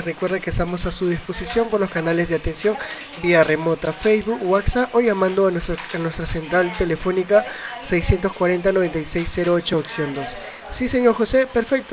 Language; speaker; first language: Spanish; native; Spanish